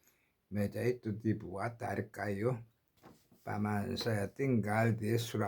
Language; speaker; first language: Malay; non-native, learner; Korean